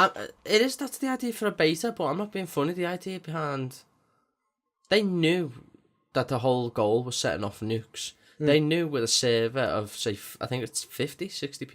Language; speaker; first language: English; native; English